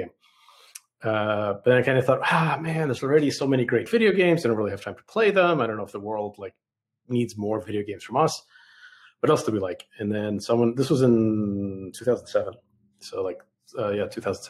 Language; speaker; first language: English; early bilingual, other home language; Russian